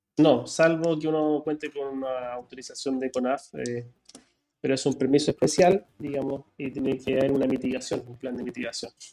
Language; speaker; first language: Spanish; native; Spanish